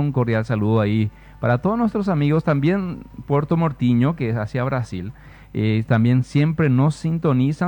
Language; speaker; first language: Spanish; native; Spanish